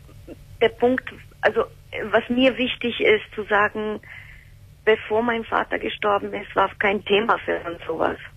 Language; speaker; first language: German; early bilingual, other home language; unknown